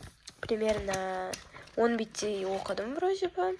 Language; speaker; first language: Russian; non-native, local second language; Kazakh